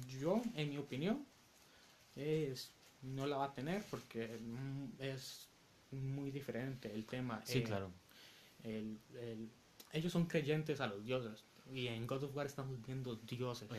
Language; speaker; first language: Spanish; native; Spanish